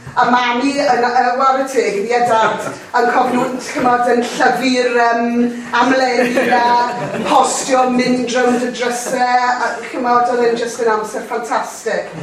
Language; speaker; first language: Welsh; non-native, local second language; English